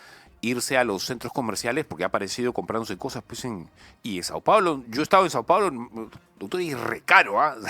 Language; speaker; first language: Spanish; native; Spanish